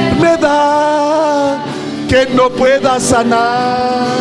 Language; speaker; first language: Spanish; native; Spanish